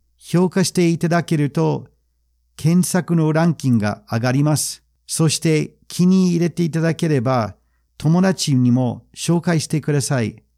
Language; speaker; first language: Japanese; non-native, fluent; English